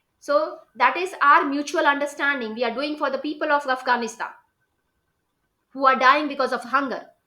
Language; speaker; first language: English; non-native, local second language; Hindi